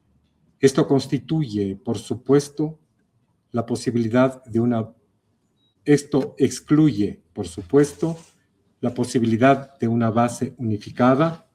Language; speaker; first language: Spanish; native; Spanish